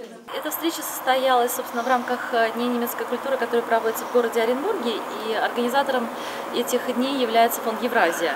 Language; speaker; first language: Russian; native; Russian